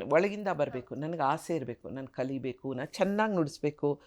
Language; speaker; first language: Kannada; native; Kannada